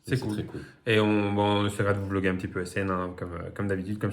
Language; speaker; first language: French; native; French